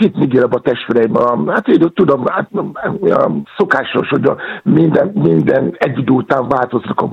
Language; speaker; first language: Hungarian; non-native, fluent; Yoruba